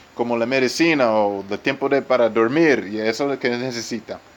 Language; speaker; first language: Spanish; non-native, learner; English